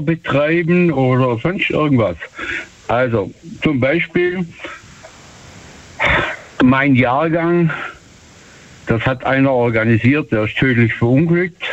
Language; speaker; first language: German; native; German